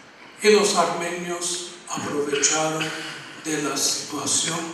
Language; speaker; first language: Spanish; non-native, fluent; Armenian